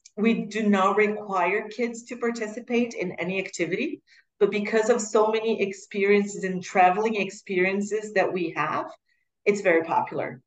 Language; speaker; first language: English; non-native, fluent; Portuguese